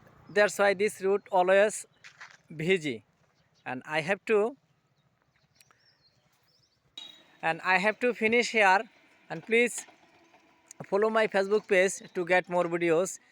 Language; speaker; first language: English; non-native, local second language; Bangla